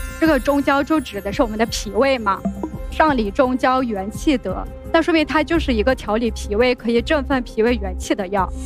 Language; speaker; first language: Chinese; non-native, local second language; Uyghur